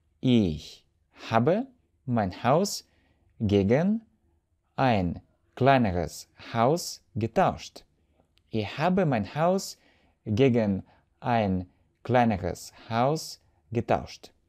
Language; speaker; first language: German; non-native, fluent; Russian